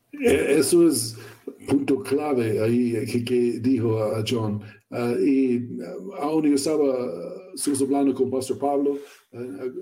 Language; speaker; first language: Spanish; non-native, learner; English